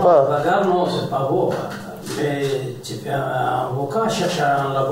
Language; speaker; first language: French; non-native, learner; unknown